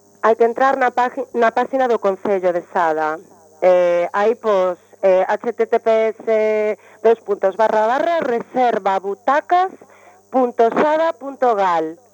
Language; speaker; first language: Galician; non-native, local second language; Spanish